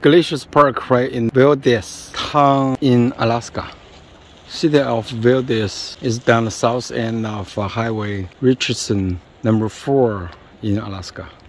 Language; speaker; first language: English; non-native, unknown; Chinese